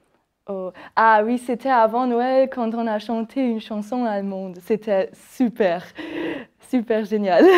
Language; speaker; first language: French; non-native, fluent; German